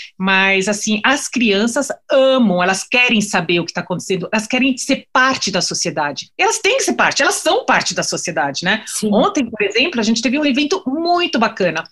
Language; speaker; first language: Portuguese; non-native, fluent; French